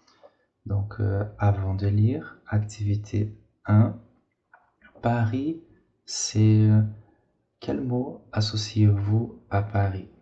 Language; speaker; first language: French; non-native, fluent; Portuguese